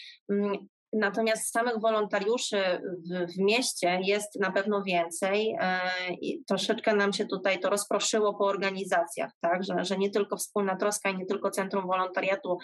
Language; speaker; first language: Polish; native; Polish